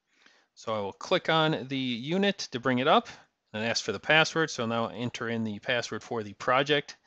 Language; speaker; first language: English; native; English